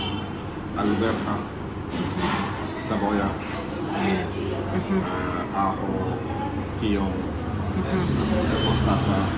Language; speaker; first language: Spanish; non-native, learner; Malayalam